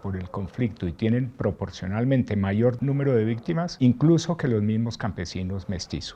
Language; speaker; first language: Spanish; native; Spanish